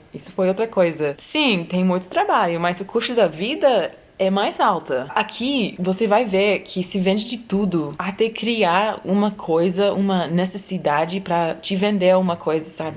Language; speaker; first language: Portuguese; non-native, fluent; English